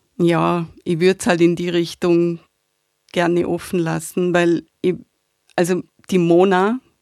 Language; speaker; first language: German; native; German